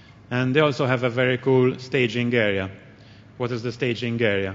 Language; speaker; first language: English; non-native, local second language; Maltese